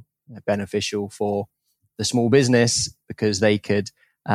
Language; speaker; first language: English; native; English